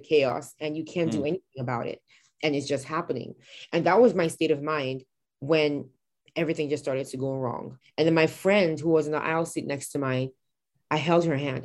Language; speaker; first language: English; non-native, local second language; Igbo